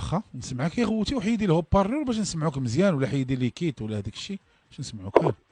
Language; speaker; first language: Arabic; native; Arabic